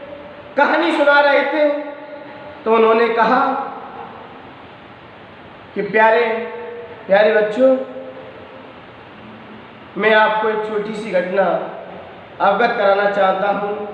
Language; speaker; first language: Hindi; native; Hindi